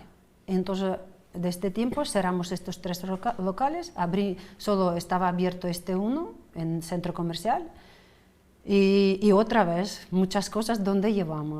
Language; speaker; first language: Spanish; non-native, fluent; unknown